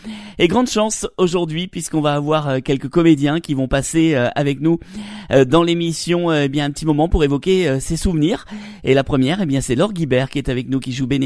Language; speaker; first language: French; native; French